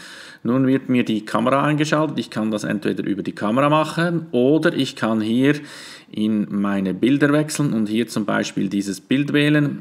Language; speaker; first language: German; native; German